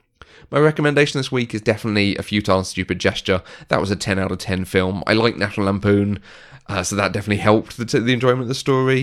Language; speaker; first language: English; native; English